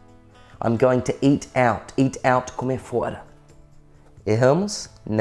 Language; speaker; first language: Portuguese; non-native, fluent; English